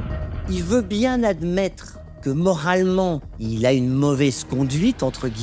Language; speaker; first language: French; native; French